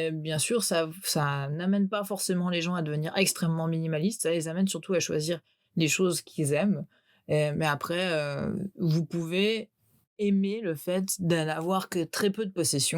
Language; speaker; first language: French; native; French